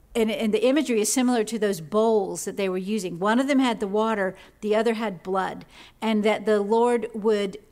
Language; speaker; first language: English; native; English